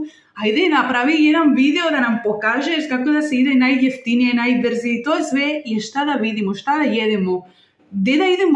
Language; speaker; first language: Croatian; non-native, learner; Spanish